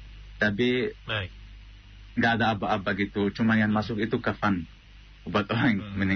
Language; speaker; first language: Indonesian; non-native, fluent; Arabic